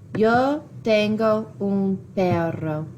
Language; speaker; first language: Spanish; non-native, fluent; English